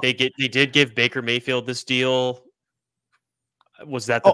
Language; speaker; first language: English; native; English